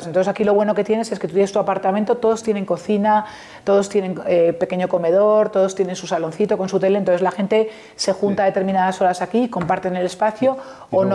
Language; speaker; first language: Spanish; native; Spanish